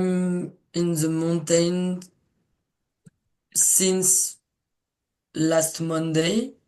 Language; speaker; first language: English; non-native, learner; French